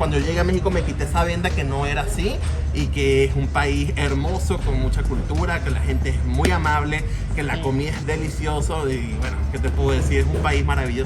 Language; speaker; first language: Spanish; native; Spanish